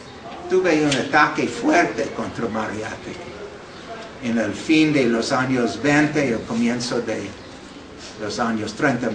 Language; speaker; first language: Spanish; non-native, fluent; English